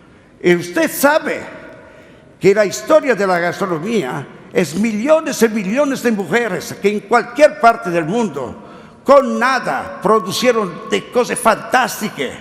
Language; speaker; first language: Spanish; non-native, learner; Italian